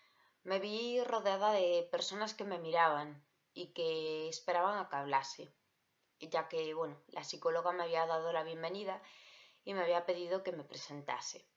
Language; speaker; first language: Spanish; native; Spanish